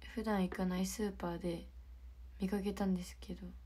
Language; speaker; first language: Japanese; native; Japanese